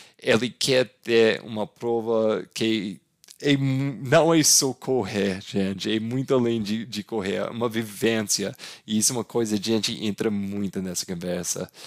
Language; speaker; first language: Portuguese; non-native, fluent; English